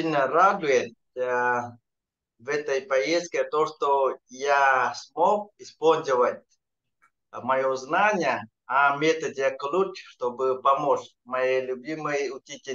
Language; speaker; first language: Russian; non-native, fluent; Vietnamese